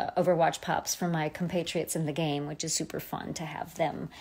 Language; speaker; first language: English; native; English